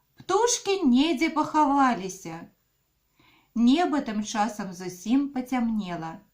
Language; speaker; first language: Belarusian; non-native, local second language; Russian